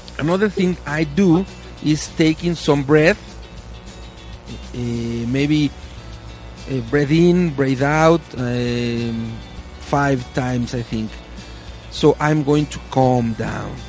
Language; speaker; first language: English; non-native, learner; Spanish